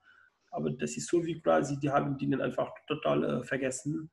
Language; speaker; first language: German; non-native, learner; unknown